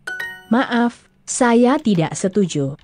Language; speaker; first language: Indonesian; non-native, learner; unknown